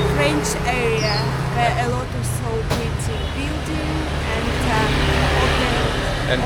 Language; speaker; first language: English; non-native, learner; Russian